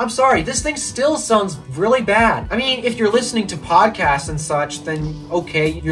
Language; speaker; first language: English; native; English